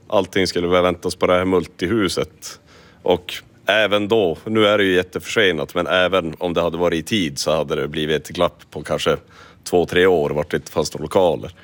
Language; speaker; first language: Swedish; native; Swedish